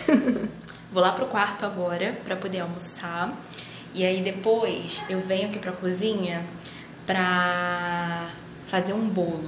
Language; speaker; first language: Portuguese; native; Portuguese